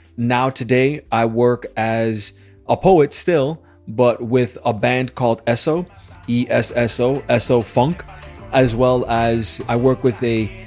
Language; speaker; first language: English; native; English